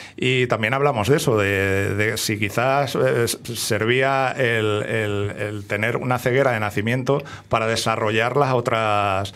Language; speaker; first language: Spanish; native; Spanish